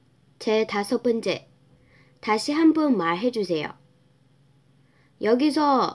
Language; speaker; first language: Korean; non-native, fluent; Chinese